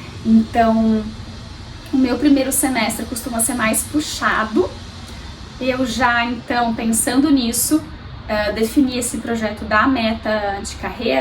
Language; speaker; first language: Portuguese; native; Portuguese